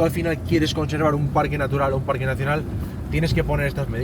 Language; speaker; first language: Spanish; native; Spanish